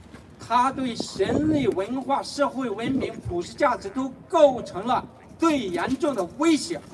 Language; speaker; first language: Chinese; native; Chinese